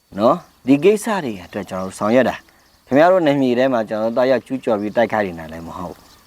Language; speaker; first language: Burmese; non-native, local second language; Pa'o Karen